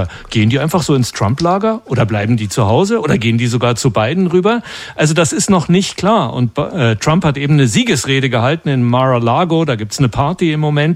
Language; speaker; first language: German; native; German